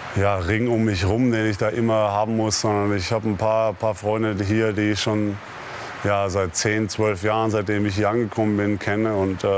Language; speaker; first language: German; native; German